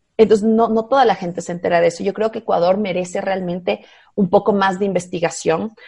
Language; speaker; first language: Spanish; native; Spanish